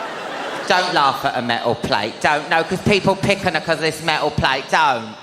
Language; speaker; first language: English; native; English